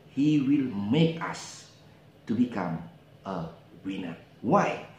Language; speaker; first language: English; non-native, learner; Indonesian